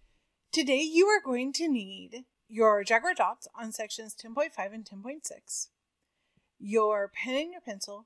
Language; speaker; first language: English; native; English